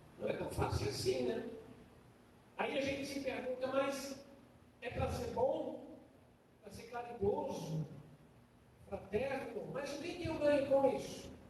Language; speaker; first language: Portuguese; non-native, fluent; German